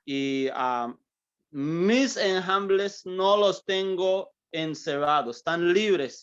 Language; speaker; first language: Spanish; early bilingual, heritage; English